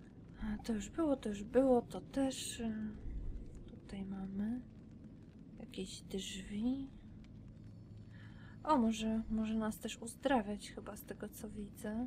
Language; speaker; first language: Polish; native; Polish